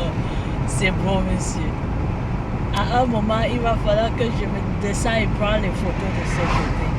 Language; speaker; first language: French; non-native, fluent; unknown